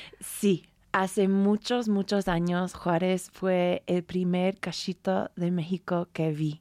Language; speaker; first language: Spanish; non-native, fluent; English